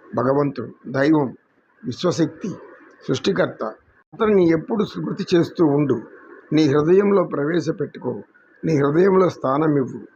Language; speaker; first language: Telugu; native; Telugu